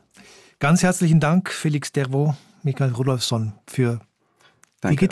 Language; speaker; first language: German; native; German